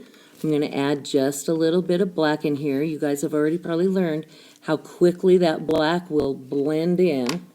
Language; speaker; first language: English; native; English